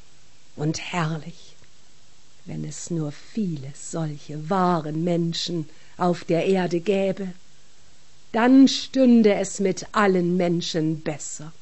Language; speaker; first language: German; native; German